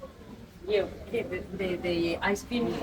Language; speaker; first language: English; non-native, learner; Spanish